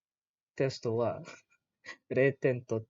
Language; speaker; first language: Japanese; non-native, learner; Malay